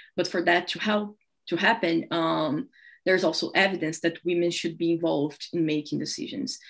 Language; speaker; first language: English; non-native, fluent; Portuguese